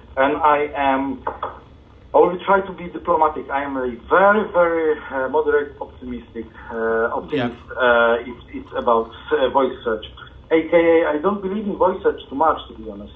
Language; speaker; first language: English; non-native, fluent; Polish